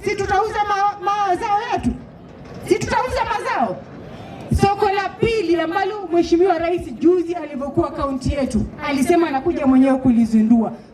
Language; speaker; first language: Swahili; non-native, local second language; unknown